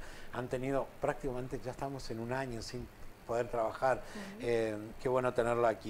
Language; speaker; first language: Spanish; native; Spanish